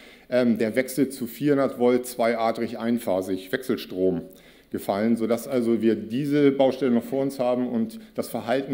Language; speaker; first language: German; native; German